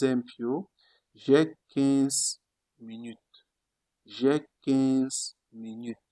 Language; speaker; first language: French; non-native, fluent; Italian